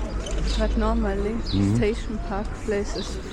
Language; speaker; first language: English; non-native, learner; German